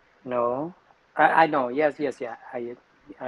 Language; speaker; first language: English; non-native, learner; Thai